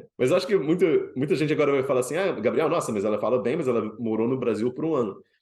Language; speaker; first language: Portuguese; native; Portuguese